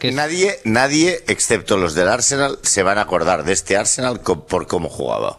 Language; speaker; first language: Spanish; native; Spanish